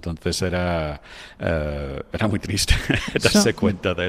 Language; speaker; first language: Spanish; non-native, fluent; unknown